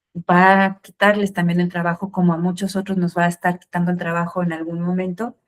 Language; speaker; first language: Spanish; native; Spanish